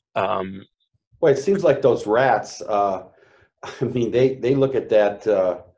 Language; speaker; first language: English; native; English